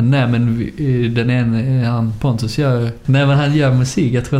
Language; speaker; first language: Swedish; native; Swedish